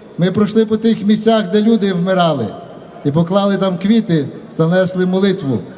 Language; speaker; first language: Ukrainian; native; Ukrainian